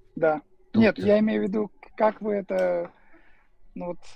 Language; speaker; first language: Russian; native; Russian